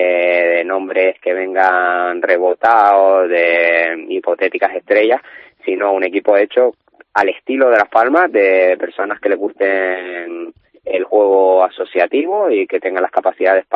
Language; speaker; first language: Spanish; native; Spanish